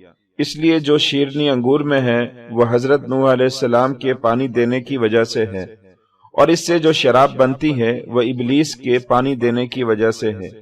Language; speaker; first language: Urdu; native; Urdu